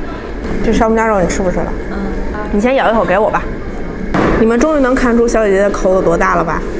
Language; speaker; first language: Chinese; native; Chinese